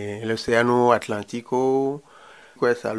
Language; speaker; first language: Spanish; non-native, learner; Ewe